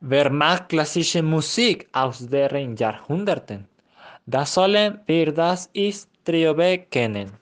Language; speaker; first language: German; non-native, learner; Spanish